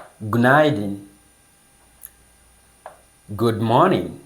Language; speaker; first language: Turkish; non-native, fluent; English